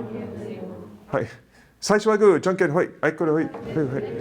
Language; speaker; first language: Japanese; non-native, fluent; English